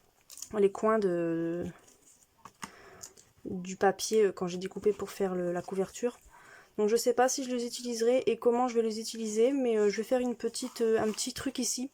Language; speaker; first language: French; native; French